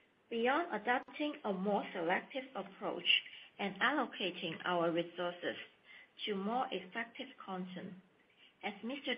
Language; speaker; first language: English; non-native, fluent; Chinese